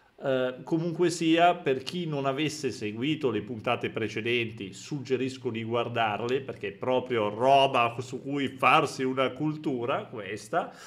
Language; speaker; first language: Italian; native; Italian